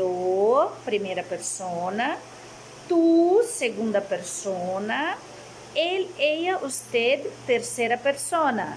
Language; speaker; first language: Spanish; non-native, fluent; Portuguese